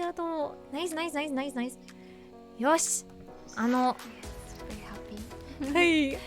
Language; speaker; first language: Japanese; non-native, learner; English